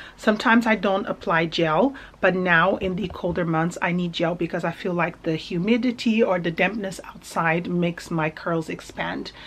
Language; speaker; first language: English; early bilingual, other home language; Portuguese